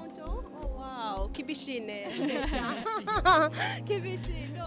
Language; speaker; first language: Japanese; non-native, learner; English